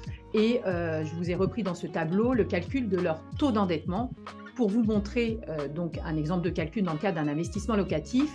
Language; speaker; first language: French; native; French